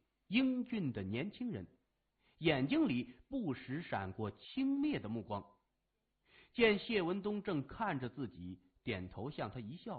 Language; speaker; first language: Chinese; native; Chinese